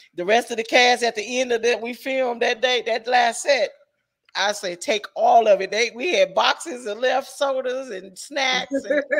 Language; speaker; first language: English; native; English